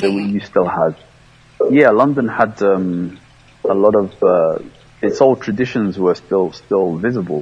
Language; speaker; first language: English; early bilingual, other home language; Somali